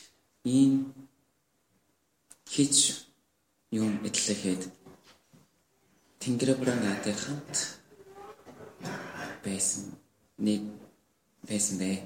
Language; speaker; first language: Mongolian; non-native, learner; Korean